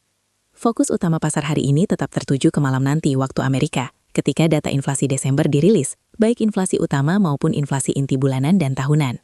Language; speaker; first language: Indonesian; native; Indonesian